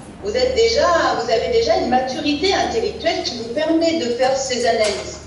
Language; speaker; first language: French; native; French